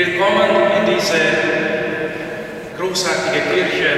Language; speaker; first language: German; non-native, learner; Hungarian